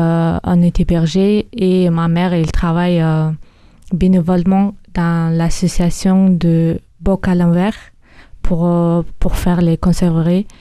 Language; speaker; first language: French; early bilingual, other home language; Mongolian